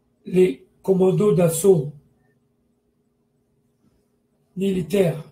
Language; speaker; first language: French; non-native, learner; Portuguese